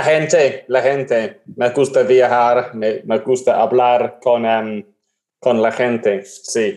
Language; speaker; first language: Spanish; non-native, learner; English